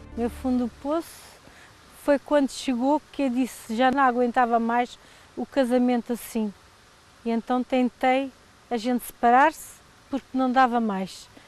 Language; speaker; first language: Portuguese; native; Portuguese